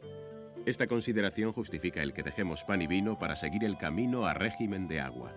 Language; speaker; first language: Spanish; native; Spanish